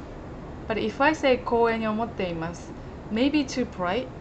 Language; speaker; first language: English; non-native, fluent; Japanese